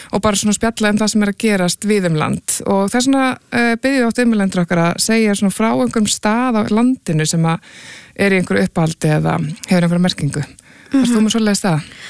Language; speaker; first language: Icelandic; native; Icelandic